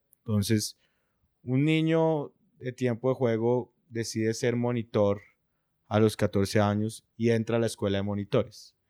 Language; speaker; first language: Spanish; native; Spanish